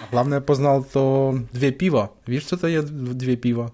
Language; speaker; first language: Czech; non-native, learner; Ukrainian